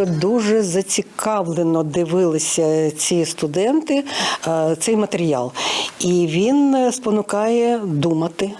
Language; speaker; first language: Ukrainian; native; Ukrainian